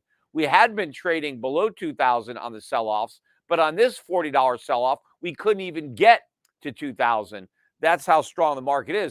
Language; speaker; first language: English; native; English